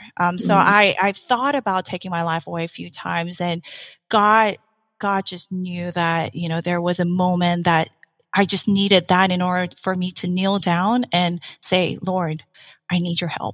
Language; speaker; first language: English; non-native, fluent; Korean